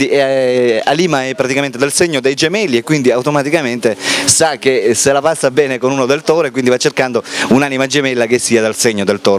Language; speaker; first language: Italian; native; Italian